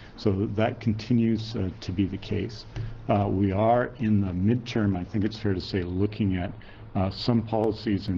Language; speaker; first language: English; native; English